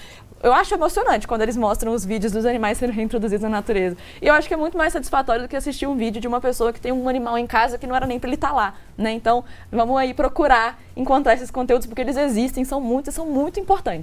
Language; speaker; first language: Portuguese; native; Portuguese